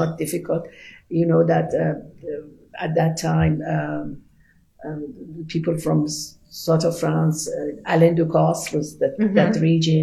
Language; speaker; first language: English; non-native, fluent; Persian